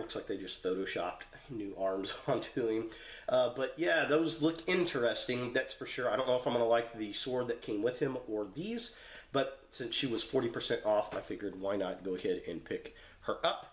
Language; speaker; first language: English; native; English